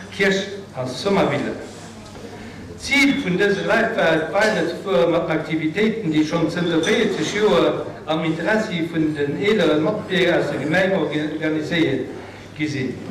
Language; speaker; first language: German; non-native, local second language; Luxembourgish